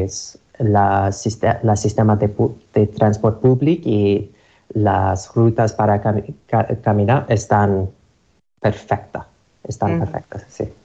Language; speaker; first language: Catalan; non-native, learner; English